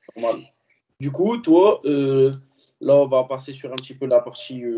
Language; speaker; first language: French; native; French